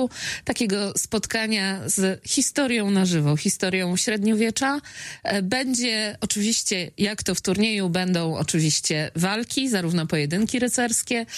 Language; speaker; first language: Polish; native; Polish